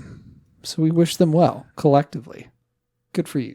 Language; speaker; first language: English; native; English